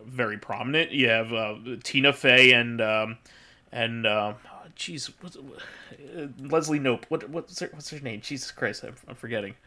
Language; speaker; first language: English; native; English